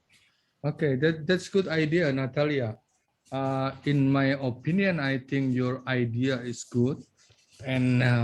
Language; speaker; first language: English; non-native, learner; Indonesian